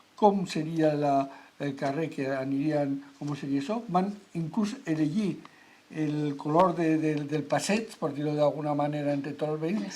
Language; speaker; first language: Catalan; non-native, local second language; Spanish